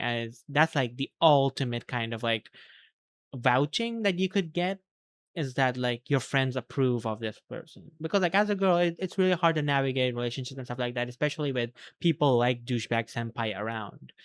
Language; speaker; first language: English; native; English